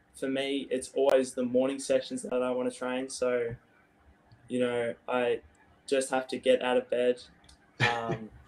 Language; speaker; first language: English; native; English